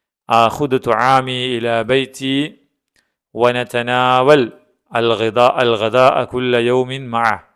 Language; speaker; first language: Arabic; non-native, fluent; Malayalam